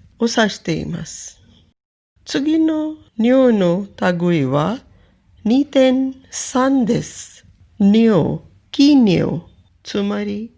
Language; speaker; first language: Japanese; non-native, fluent; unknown